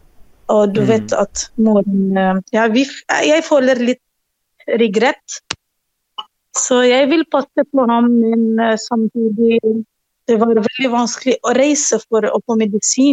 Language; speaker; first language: Norwegian; non-native, learner; Arabic